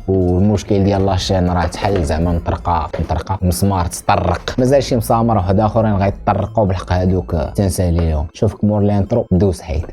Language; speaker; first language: Arabic; native; Arabic